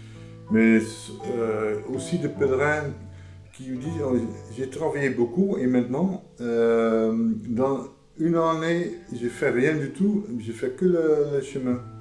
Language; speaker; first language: French; non-native, fluent; Dutch